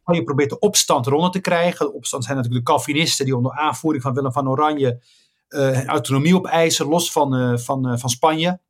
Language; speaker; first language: Dutch; early bilingual, other home language; Riffian